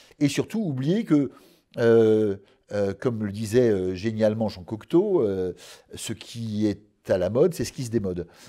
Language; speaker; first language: French; native; French